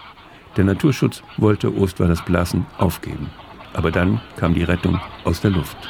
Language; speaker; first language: German; native; German